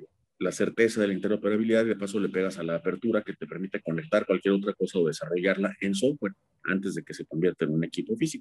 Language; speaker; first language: Spanish; native; Spanish